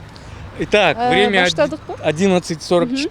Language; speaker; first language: Russian; native; Russian